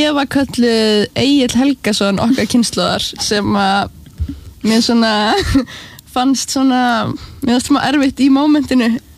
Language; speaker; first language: Icelandic; native; Icelandic